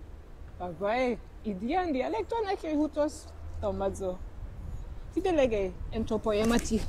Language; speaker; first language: Greek; non-native, fluent; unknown